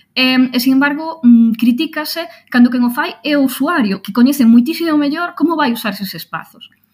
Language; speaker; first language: Galician; non-native, local second language; Spanish